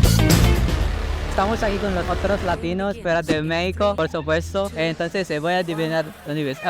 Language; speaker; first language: Spanish; non-native, fluent; Filipino